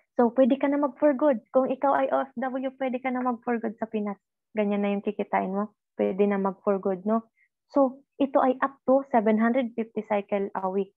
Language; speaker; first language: Filipino; native; Filipino